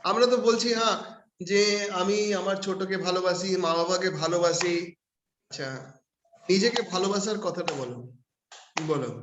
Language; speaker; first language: Bangla; non-native, local second language; Hindi